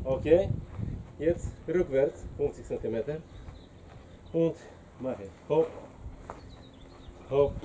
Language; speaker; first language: German; non-native, learner; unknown